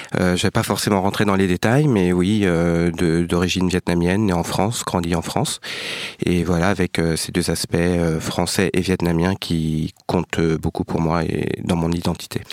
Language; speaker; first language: French; native; French